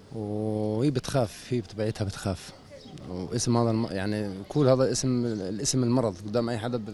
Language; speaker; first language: Arabic; native; Arabic